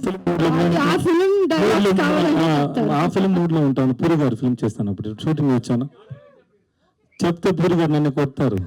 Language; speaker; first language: Telugu; non-native, learner; Tamil